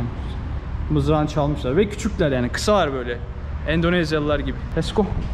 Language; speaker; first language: Turkish; native; Turkish